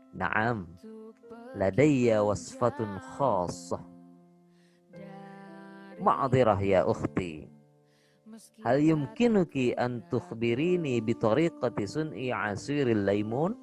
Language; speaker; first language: Arabic; non-native, fluent; Indonesian